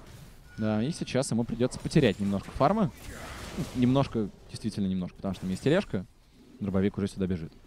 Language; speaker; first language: Russian; native; Russian